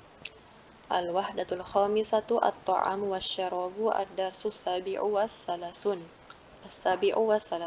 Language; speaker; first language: Arabic; non-native, fluent; Indonesian